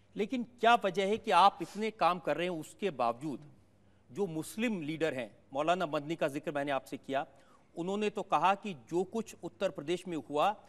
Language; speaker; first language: Hindi; native; Hindi